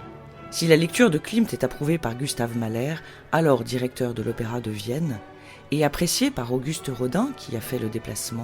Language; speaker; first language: French; native; French